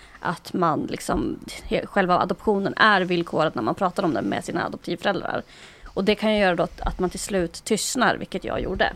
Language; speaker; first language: Swedish; early bilingual, other home language; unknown